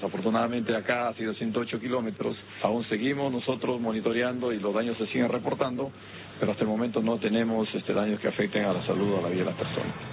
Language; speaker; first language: Spanish; native; Spanish